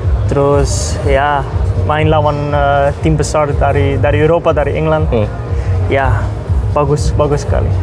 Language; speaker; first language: Indonesian; non-native, learner; Dutch